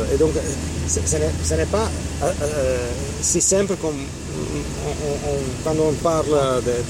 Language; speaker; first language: French; non-native, fluent; Italian